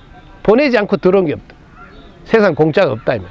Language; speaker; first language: Korean; native; Korean